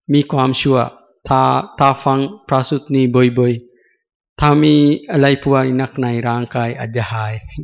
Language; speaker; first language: Thai; non-native, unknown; Sinhala